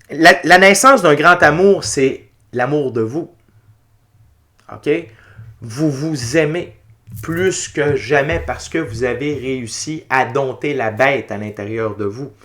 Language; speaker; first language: French; native; French